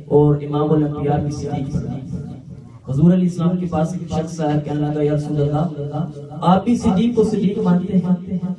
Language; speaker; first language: Urdu; non-native, local second language; Punjabi